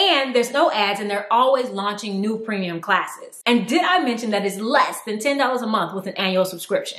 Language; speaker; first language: English; native; English